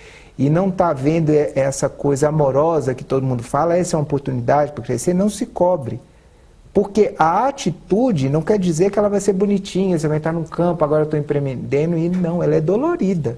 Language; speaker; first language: Portuguese; native; Portuguese